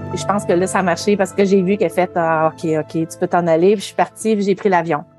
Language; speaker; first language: French; native; French